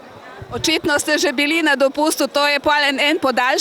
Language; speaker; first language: Slovenian; native; Slovenian